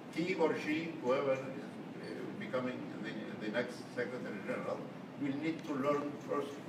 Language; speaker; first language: English; non-native, fluent; Turkish